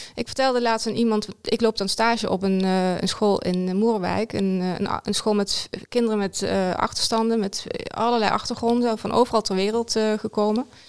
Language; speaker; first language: Dutch; native; Dutch